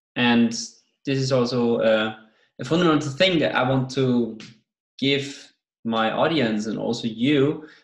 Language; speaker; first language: English; non-native, fluent; German